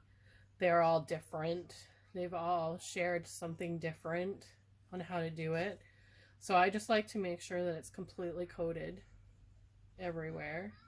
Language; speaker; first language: English; native; English